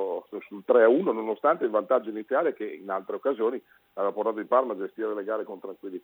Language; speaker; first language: Italian; native; Italian